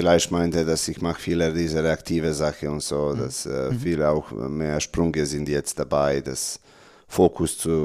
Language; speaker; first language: German; non-native, learner; Serbian